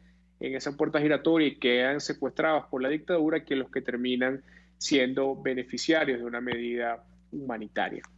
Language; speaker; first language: Spanish; native; Spanish